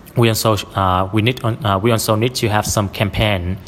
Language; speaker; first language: English; non-native, fluent; Vietnamese